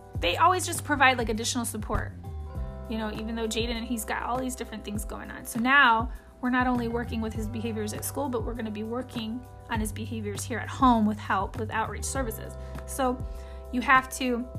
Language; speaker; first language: English; native; English